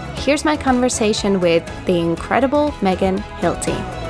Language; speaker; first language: English; non-native, fluent; Latvian